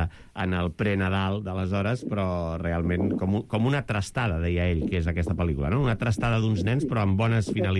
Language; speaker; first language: Catalan; native; Catalan